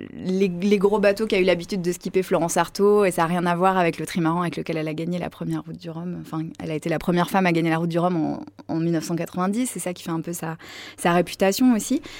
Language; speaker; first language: French; native; French